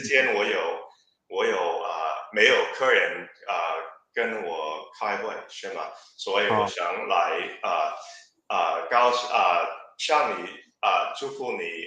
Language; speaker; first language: Chinese; non-native, learner; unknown